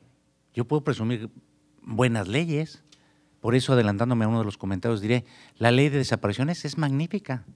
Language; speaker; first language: Spanish; native; Spanish